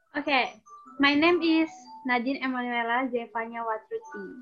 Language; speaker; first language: English; non-native, learner; Indonesian